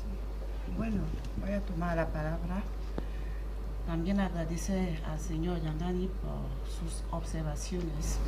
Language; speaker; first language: Spanish; non-native, fluent; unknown